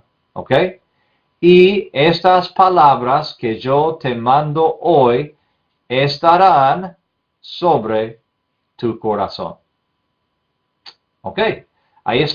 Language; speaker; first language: Spanish; non-native, fluent; English